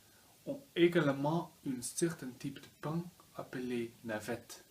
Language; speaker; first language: French; non-native, learner; Dutch